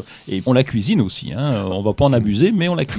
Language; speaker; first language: French; native; French